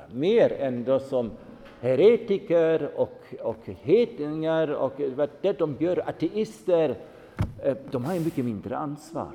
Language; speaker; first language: Swedish; non-native, fluent; German